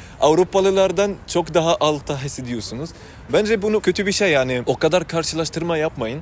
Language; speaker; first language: Turkish; non-native, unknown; Arabic